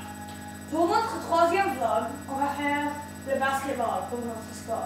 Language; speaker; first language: French; non-native, learner; English